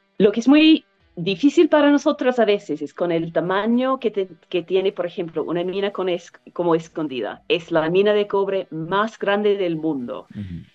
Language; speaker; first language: Spanish; non-native, fluent; English